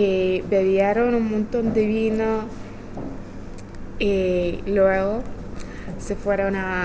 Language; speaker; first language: Spanish; non-native, learner; English